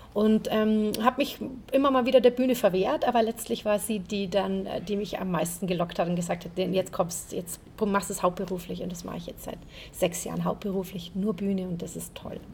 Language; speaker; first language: German; native; German